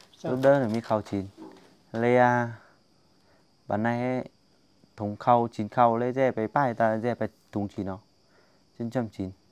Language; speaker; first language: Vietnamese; non-native, local second language; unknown